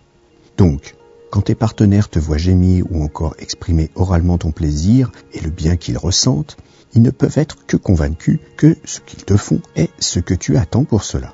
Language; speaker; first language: French; native; French